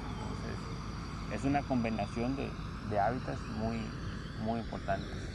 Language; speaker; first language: Spanish; native; Spanish